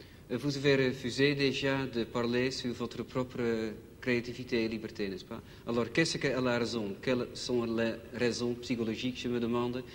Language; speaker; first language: French; non-native, learner; Dutch